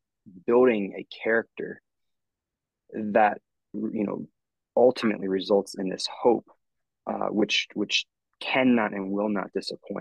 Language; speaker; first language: English; native; English